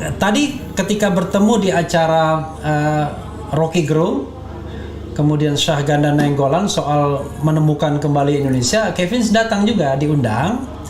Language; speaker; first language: Indonesian; native; Indonesian